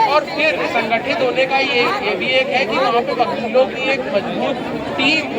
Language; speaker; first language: Hindi; native; Hindi